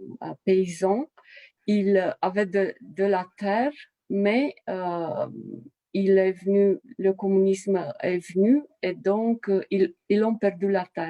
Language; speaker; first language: French; non-native, fluent; Romanian